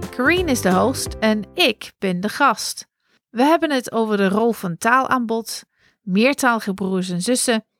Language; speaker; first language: Dutch; non-native, fluent; English